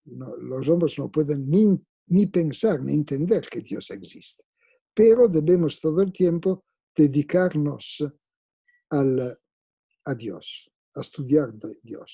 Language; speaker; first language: Spanish; non-native, fluent; Italian